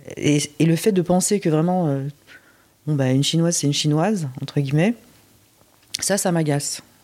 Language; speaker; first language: French; native; French